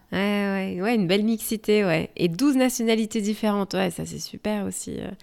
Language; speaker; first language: French; native; French